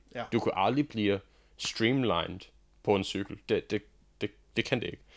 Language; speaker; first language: Danish; non-native, fluent; English